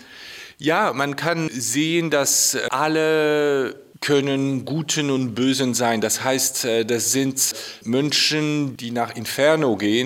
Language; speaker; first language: German; non-native, fluent; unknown